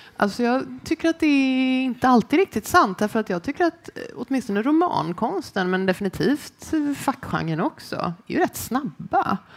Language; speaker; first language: Swedish; native; Swedish